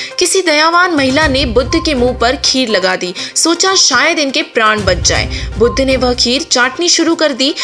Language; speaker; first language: Hindi; native; Hindi